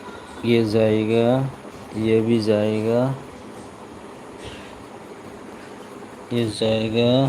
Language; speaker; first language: Hindi; non-native, local second language; Bodo